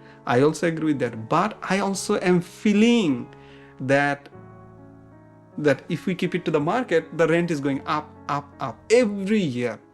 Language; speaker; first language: English; non-native, local second language; Bangla